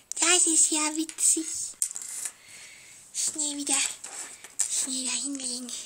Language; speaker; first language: German; native; German